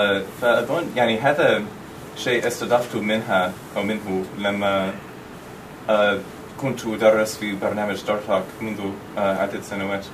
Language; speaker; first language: Arabic; non-native, fluent; English